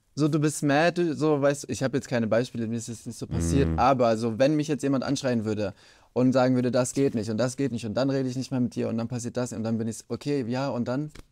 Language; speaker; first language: German; early bilingual, other home language; Kurdish